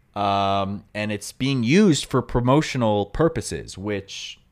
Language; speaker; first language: English; native; English